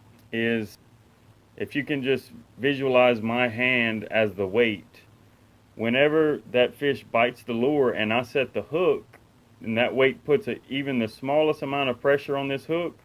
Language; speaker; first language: English; native; English